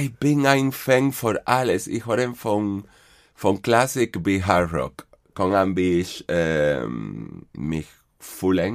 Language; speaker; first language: German; non-native, fluent; Spanish